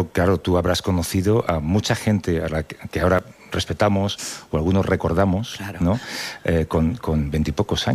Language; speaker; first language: Spanish; native; Spanish